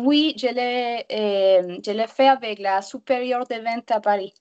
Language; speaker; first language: French; non-native, learner; Spanish